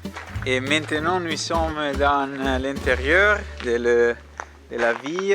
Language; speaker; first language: French; non-native, learner; Italian